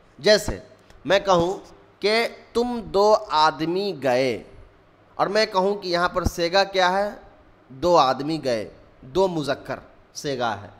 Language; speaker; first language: Urdu; native; Urdu